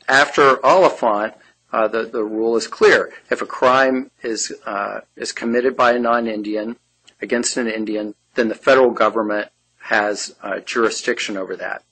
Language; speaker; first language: English; native; English